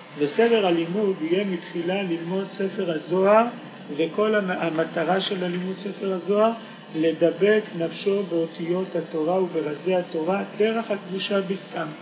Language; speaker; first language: Hebrew; native; Hebrew